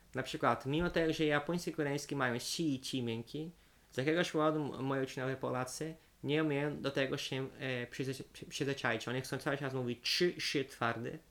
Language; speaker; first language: Polish; non-native, fluent; Portuguese